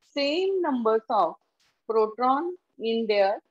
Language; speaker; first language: English; non-native, local second language; Marathi